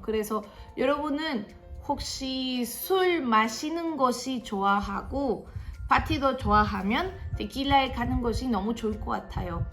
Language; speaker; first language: Korean; non-native, fluent; Spanish